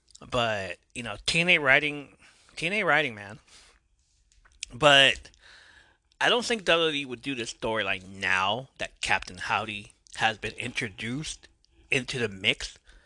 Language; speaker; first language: English; early bilingual, other home language; Spanish